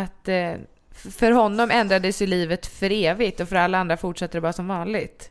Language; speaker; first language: Swedish; native; Swedish